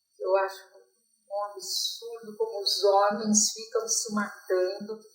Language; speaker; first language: Portuguese; native; Portuguese